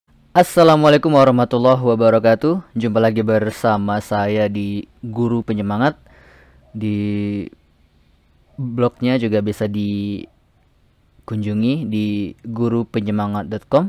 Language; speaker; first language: Indonesian; native; Indonesian